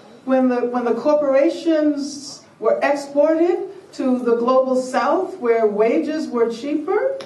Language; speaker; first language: English; native; English